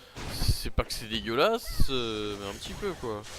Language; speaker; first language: French; native; French